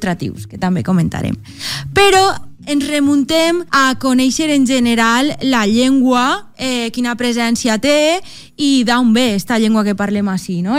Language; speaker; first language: Catalan; native; Catalan